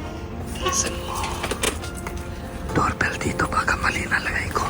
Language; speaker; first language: Filipino; non-native, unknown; Punjabi